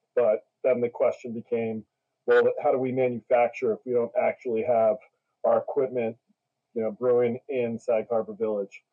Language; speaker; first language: English; native; English